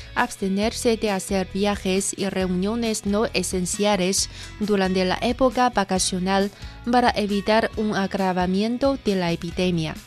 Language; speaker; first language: Spanish; non-native, fluent; Chinese